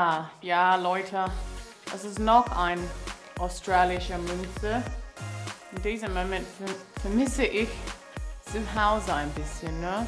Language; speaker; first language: German; non-native, learner; English